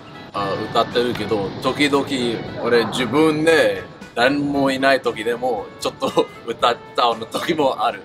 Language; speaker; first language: Japanese; early bilingual, heritage; English